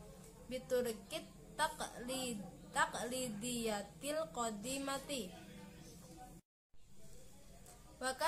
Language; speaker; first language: Arabic; non-native, learner; Indonesian